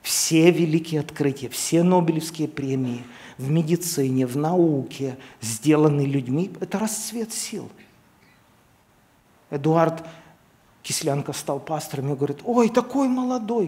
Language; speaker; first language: Russian; native; Russian